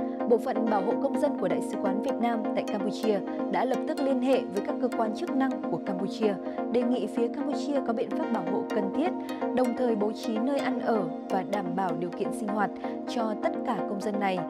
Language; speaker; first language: Vietnamese; native; Vietnamese